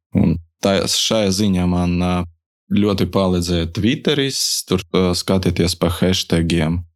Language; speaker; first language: Latvian; non-native, local second language; Russian